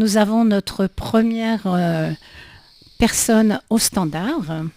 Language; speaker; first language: French; native; French